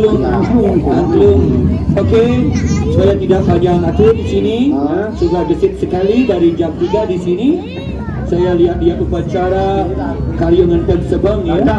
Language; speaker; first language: Indonesian; non-native, learner; English